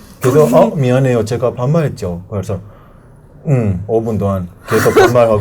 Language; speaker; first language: Korean; non-native, learner; Persian